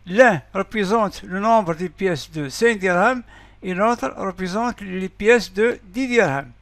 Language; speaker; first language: French; non-native, local second language; Arabic